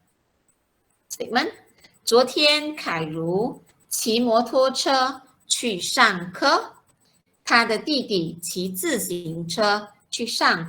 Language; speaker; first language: Chinese; non-native, fluent; Malay